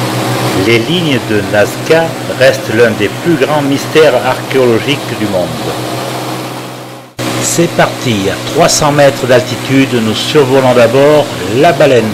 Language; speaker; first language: French; native; French